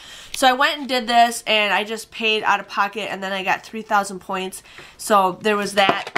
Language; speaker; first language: English; native; English